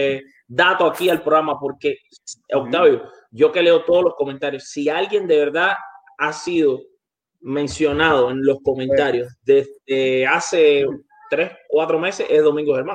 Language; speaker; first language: Spanish; native; Spanish